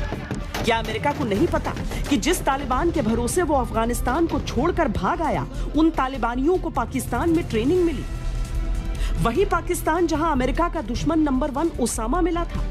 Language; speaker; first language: Hindi; native; Hindi